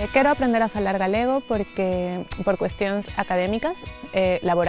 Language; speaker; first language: Galician; non-native, learner; Spanish